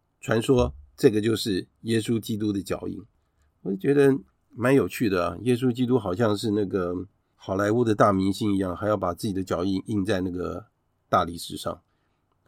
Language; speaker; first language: Chinese; native; Chinese